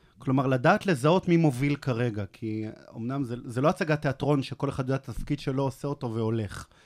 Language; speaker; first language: Hebrew; native; Hebrew